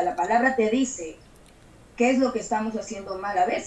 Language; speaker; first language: Spanish; native; Spanish